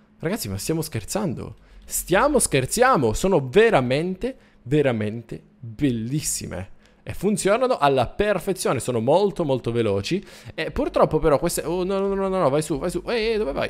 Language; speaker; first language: Italian; native; Italian